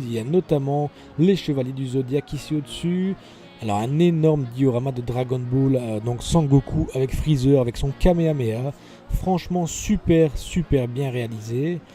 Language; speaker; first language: French; native; French